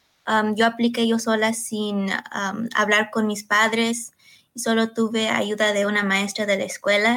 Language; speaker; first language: Spanish; early bilingual, heritage; Spanish